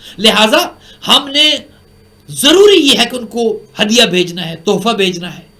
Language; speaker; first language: Urdu; native; Urdu